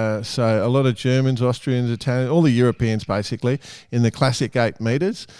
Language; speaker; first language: English; native; English